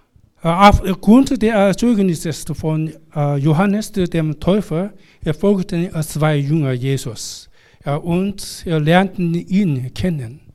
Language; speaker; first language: German; non-native, fluent; Korean